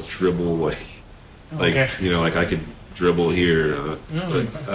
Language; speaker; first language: English; native; English